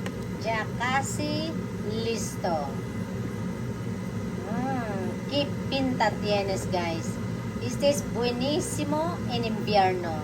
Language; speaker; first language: Spanish; non-native, learner; Filipino